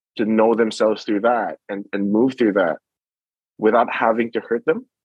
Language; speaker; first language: English; non-native, local second language; Filipino